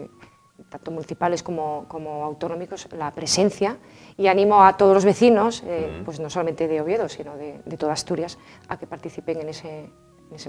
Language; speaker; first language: Spanish; native; Spanish